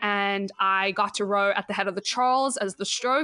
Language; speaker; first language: English; native; English